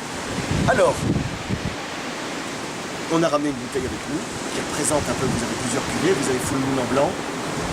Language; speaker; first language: French; native; French